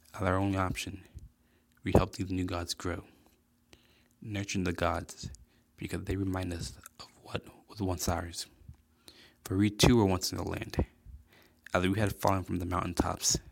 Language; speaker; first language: English; native; English